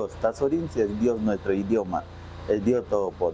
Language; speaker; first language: Spanish; non-native, local second language; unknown